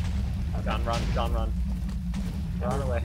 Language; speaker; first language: English; native; English